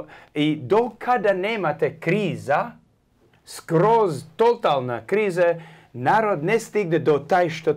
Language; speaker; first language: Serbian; early bilingual, heritage; English